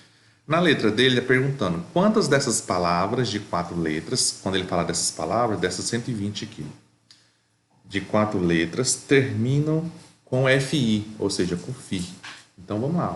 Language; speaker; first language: Portuguese; native; Portuguese